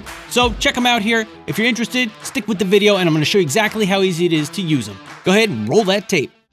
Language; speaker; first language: English; native; English